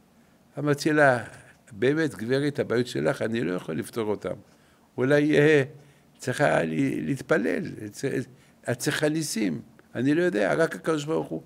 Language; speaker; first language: Hebrew; non-native, fluent; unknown